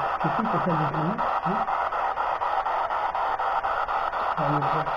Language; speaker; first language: French; native; French